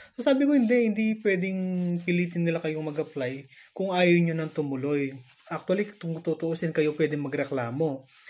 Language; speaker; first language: Filipino; native; Filipino